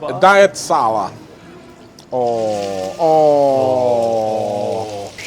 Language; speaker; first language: Russian; non-native, fluent; Italian